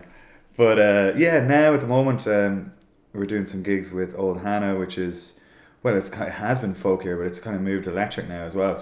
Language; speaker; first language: English; native; English